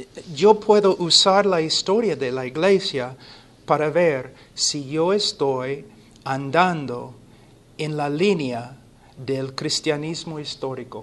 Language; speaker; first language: Spanish; non-native, fluent; English